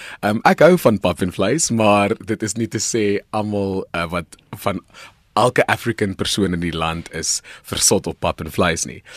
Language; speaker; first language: Afrikaans; non-native, local second language; Northern Sotho